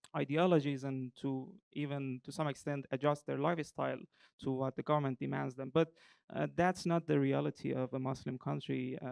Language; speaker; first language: English; non-native, fluent; Persian